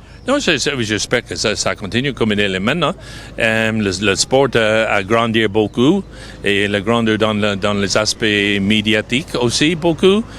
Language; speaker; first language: French; non-native, fluent; English